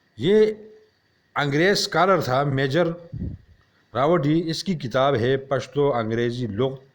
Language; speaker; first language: Urdu; non-native, local second language; Pashto